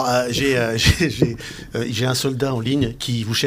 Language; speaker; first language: French; native; French